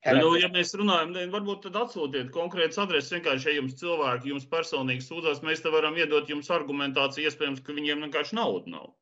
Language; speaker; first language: Latvian; non-native, local second language; Russian